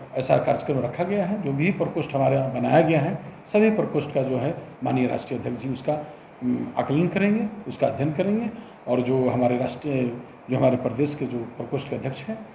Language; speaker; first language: Hindi; native; Hindi